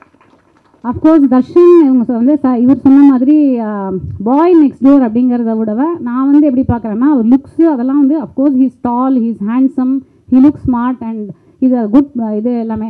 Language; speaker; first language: Tamil; native; Tamil